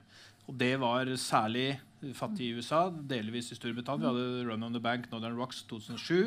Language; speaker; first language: Norwegian; native; Norwegian